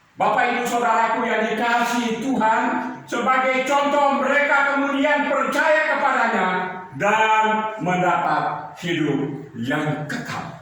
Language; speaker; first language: Indonesian; native; Indonesian